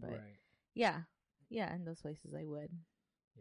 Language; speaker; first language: English; early bilingual, other home language; Spanish